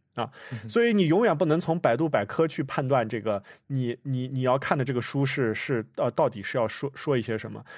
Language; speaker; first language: Chinese; native; Chinese